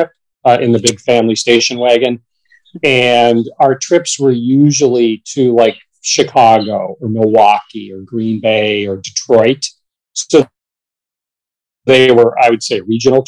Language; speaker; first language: English; native; English